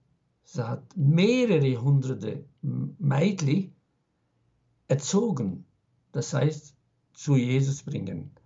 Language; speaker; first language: German; non-native, fluent; Arabic